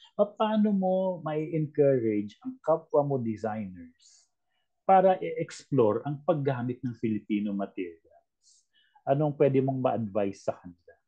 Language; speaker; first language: Filipino; native; Filipino